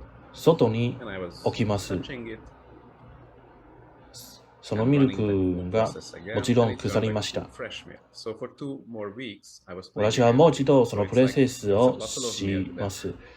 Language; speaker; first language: Japanese; non-native, learner; English